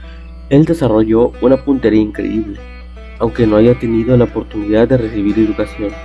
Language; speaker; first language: Spanish; native; Spanish